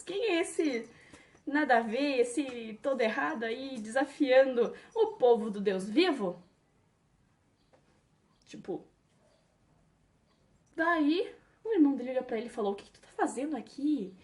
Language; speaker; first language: Portuguese; native; Portuguese